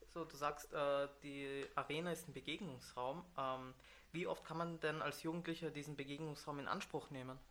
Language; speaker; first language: German; native; German